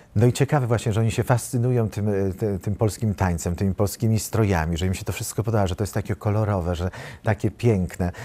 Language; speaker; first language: Polish; native; Polish